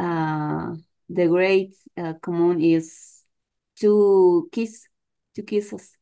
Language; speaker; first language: English; non-native, learner; Spanish